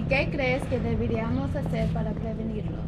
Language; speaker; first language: Spanish; non-native, learner; English